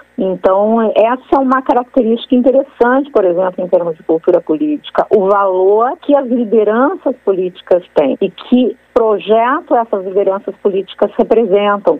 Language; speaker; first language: Portuguese; native; Portuguese